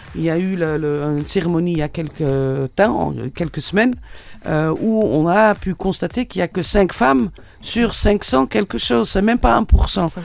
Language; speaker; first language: French; non-native, fluent; Dutch